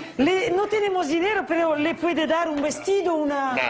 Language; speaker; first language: Spanish; non-native, learner; French